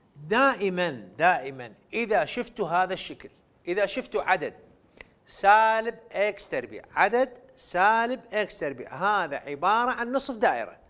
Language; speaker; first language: Arabic; non-native, local second language; Central Kurdish